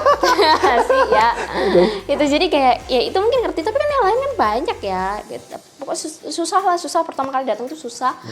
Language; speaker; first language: Indonesian; native; Indonesian